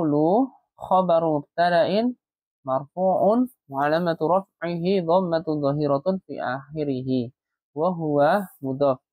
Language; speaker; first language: Arabic; non-native, fluent; Indonesian